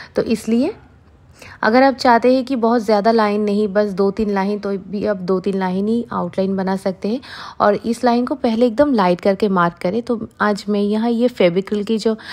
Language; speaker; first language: Hindi; non-native, local second language; Bangla